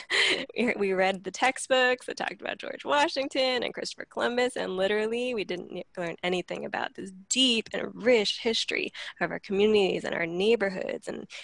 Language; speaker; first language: English; native; English